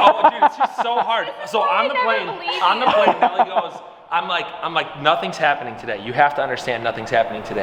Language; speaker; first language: English; native; English